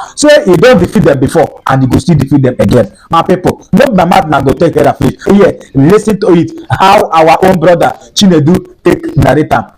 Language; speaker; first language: Nigerian Pidgin; non-native, local second language; Igbo